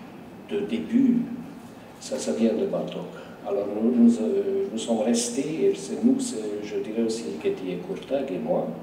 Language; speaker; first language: French; non-native, fluent; Hungarian